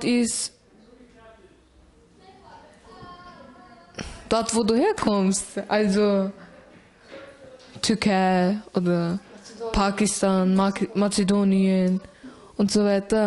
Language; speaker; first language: German; early bilingual, other home language; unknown